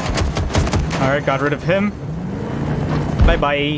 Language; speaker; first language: English; native; English